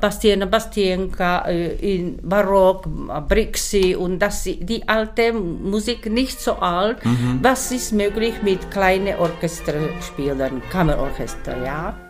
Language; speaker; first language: German; non-native, learner; Czech